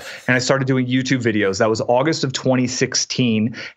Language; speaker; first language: English; native; English